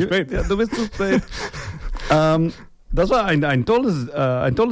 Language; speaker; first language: German; non-native, learner; Dutch